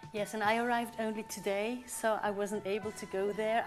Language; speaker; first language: English; non-native, fluent; German